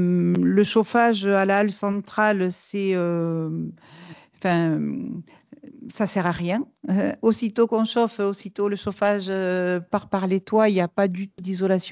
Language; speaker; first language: French; native; French